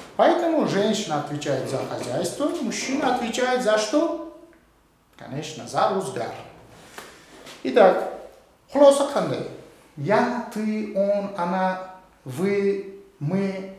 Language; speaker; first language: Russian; non-native, local second language; Uzbek